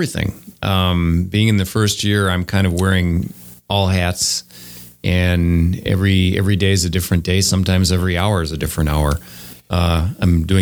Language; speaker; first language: English; native; English